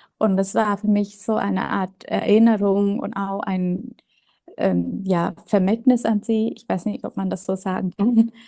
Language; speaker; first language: German; non-native, fluent; Vietnamese